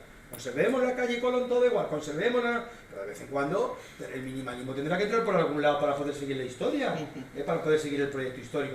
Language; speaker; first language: Spanish; native; Spanish